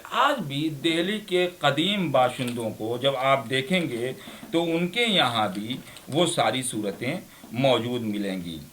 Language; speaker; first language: Urdu; native; Urdu